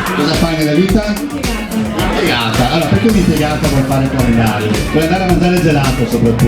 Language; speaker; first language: Italian; native; Italian